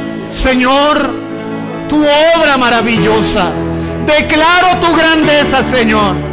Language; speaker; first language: Spanish; native; Spanish